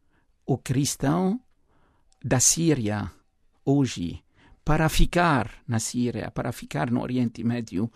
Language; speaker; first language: Portuguese; non-native, fluent; Arabic